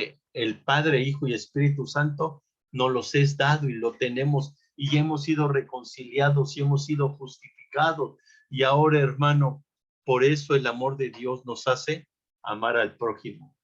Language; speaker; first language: Spanish; native; Spanish